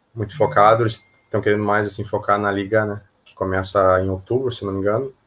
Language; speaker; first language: Portuguese; native; Portuguese